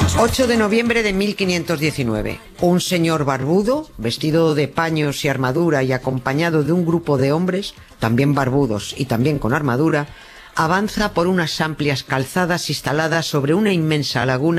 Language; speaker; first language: Spanish; native; Spanish